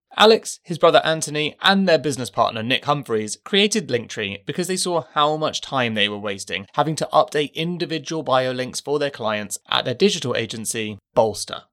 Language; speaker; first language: English; native; English